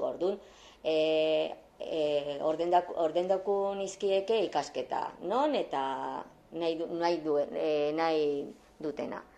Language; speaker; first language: Basque; non-native, learner; Spanish